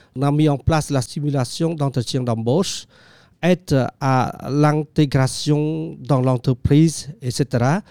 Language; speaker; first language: French; non-native, fluent; Khmer